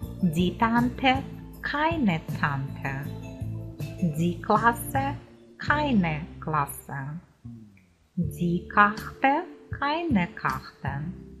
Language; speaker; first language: German; non-native, fluent; Ukrainian